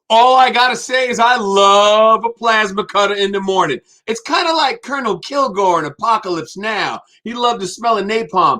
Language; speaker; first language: English; native; English